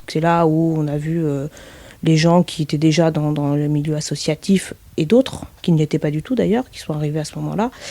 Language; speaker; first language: French; native; French